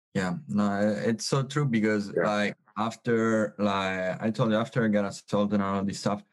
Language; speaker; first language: English; non-native, fluent; Italian